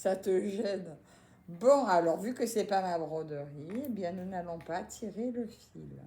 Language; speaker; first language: French; native; French